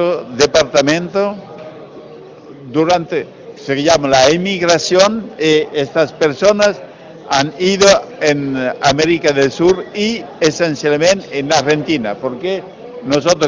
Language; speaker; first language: Spanish; non-native, learner; French